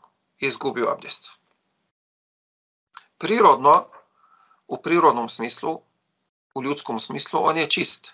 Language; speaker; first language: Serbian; non-native, fluent; Arabic